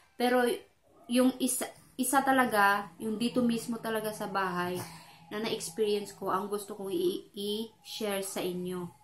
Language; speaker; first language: Filipino; non-native, local second language; Cebuano